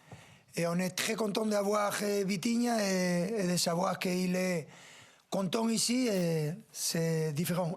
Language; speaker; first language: French; non-native, fluent; Spanish